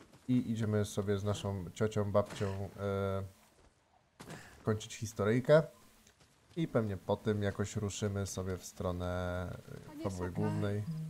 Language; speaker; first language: Polish; native; Polish